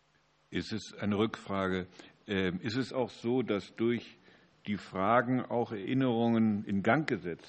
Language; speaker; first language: German; native; German